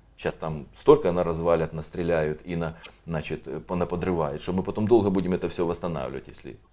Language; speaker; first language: Russian; native; Russian